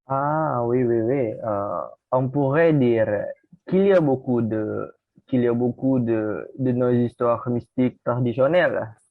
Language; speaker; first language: French; non-native, learner; Indonesian